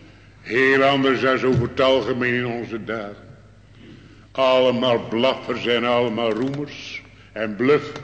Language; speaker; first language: Dutch; native; Dutch